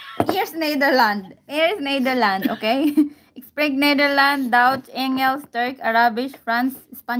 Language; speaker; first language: Dutch; non-native, learner; Filipino